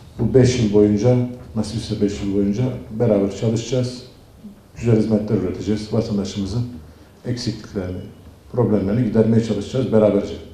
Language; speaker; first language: Turkish; native; Turkish